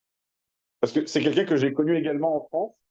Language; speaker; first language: French; native; French